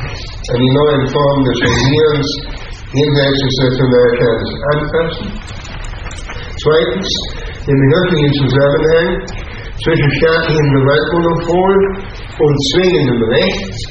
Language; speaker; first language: German; native; German